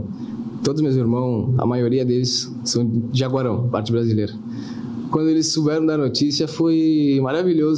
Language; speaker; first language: Portuguese; early bilingual, heritage; Spanish